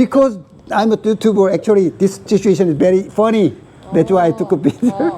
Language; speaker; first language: English; non-native, learner; Korean